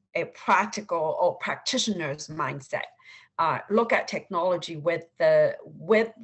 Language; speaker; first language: English; non-native, fluent; Chinese